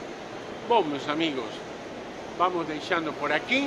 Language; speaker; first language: Portuguese; non-native, fluent; Spanish